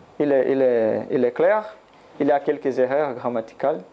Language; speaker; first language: French; non-native, learner; Portuguese